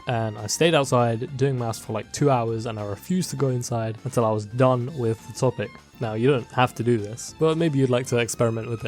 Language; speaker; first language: English; native; English